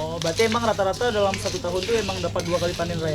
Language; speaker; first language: Indonesian; native; Indonesian